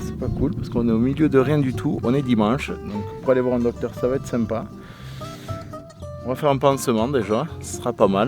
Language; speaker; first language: French; native; French